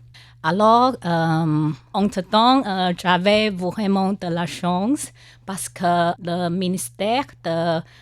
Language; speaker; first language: French; non-native, learner; Chinese